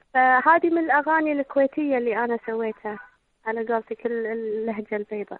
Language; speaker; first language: Arabic; native; Arabic